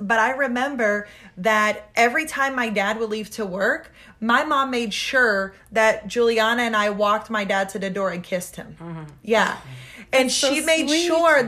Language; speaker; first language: English; early bilingual, other home language; Portuguese